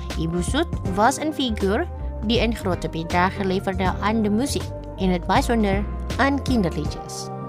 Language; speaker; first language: Dutch; non-native, fluent; Indonesian